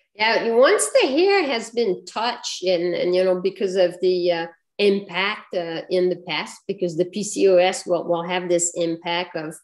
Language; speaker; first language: English; non-native, fluent; French